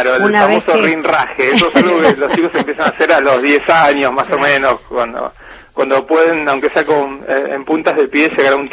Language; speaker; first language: Spanish; native; Spanish